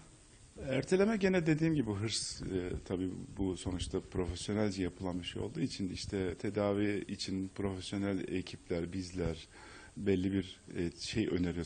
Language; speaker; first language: Turkish; native; Turkish